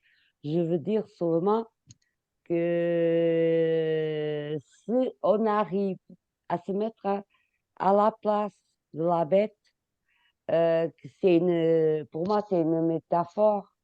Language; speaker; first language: French; non-native, fluent; Portuguese